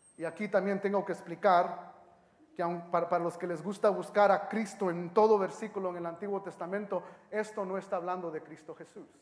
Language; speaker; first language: Spanish; early bilingual, heritage; Spanish